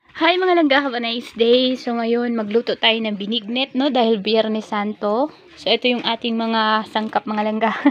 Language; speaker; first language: Filipino; non-native, local second language; Cebuano